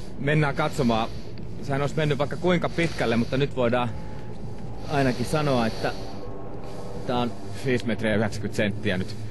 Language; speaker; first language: Finnish; native; Finnish